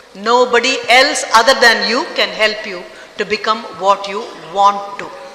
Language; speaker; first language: English; non-native, local second language; Tamil